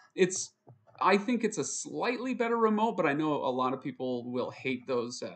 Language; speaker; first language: English; native; English